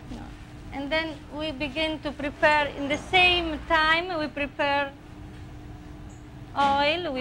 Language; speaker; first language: English; non-native, learner; Italian